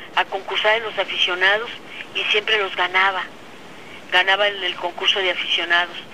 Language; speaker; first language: Spanish; native; Spanish